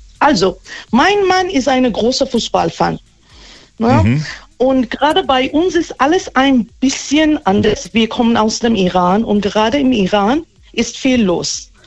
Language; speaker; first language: German; non-native, fluent; Persian